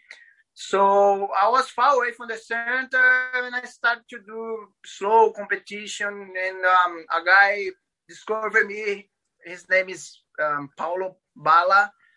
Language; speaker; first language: English; non-native, learner; Portuguese